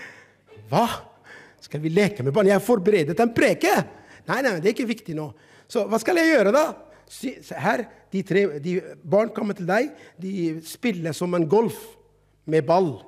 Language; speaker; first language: Norwegian; non-native, fluent; Arabic